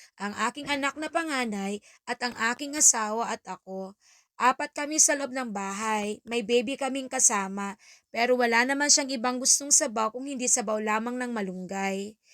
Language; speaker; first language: Filipino; native; Filipino